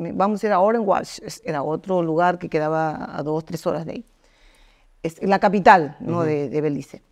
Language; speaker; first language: Spanish; native; Spanish